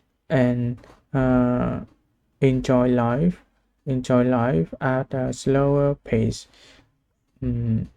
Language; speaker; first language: English; non-native, learner; Vietnamese